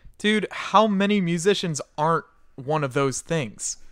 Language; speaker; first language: English; native; English